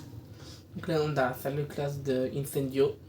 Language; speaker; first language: French; native; French